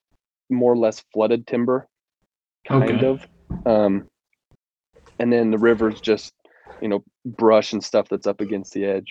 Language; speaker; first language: English; native; English